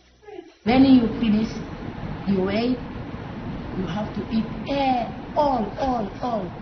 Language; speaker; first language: English; non-native, learner; Wolof